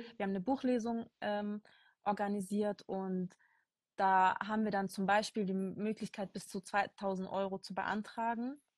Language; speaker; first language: German; early bilingual, other home language; Kurdish